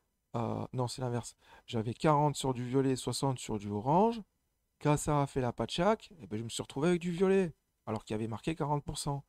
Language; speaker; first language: French; native; French